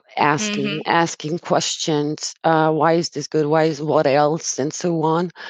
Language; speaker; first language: English; non-native, fluent; Romanian